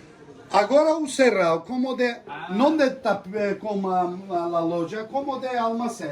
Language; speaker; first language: Portuguese; non-native, learner; Turkish